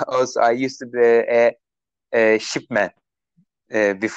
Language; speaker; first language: English; non-native, learner; Turkish